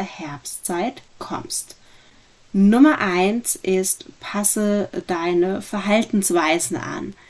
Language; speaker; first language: German; native; German